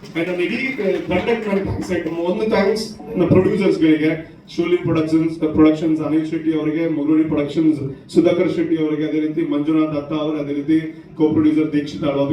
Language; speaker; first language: Kannada; non-native, local second language; Tulu